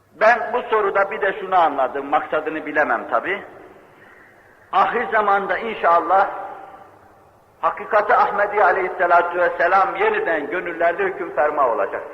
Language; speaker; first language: Turkish; native; Turkish